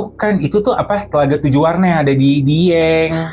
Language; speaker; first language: Indonesian; native; Indonesian